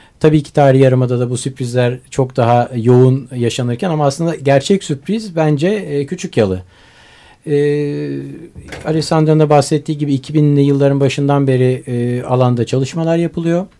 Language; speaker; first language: Turkish; native; Turkish